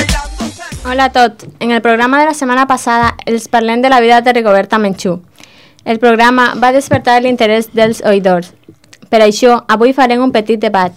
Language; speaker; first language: Catalan; non-native, learner; Spanish